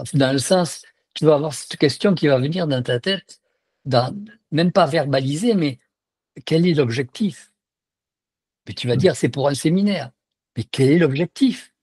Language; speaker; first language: French; native; French